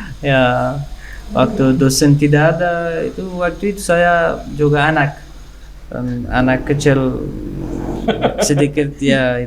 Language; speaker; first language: Indonesian; non-native, learner; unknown